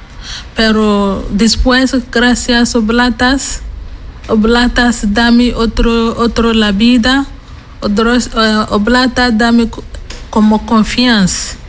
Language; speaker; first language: Spanish; non-native, learner; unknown